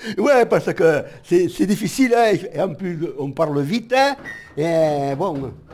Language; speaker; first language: French; native; French